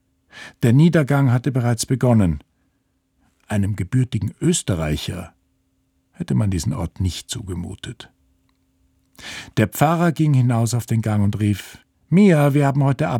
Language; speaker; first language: German; native; German